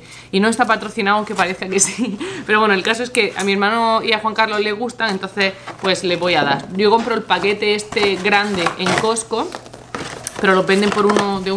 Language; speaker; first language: Spanish; native; Spanish